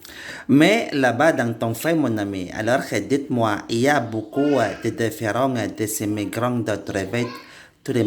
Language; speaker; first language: French; non-native, learner; Indonesian